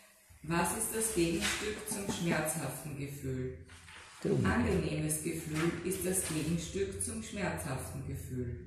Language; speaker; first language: German; native; German